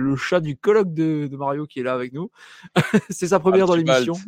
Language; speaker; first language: French; native; French